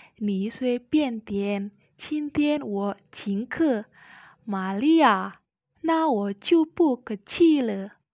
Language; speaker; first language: Chinese; non-native, learner; Indonesian